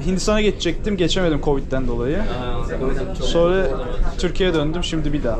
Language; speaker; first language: Turkish; native; Turkish